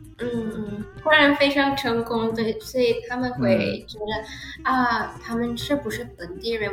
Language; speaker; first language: Chinese; early bilingual, heritage; Indonesian